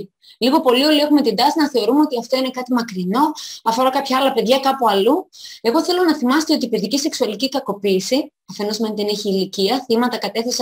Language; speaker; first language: Greek; native; Greek